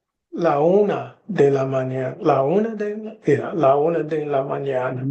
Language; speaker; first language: Spanish; non-native, learner; English